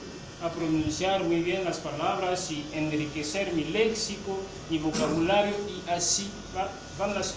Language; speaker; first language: Spanish; non-native, fluent; French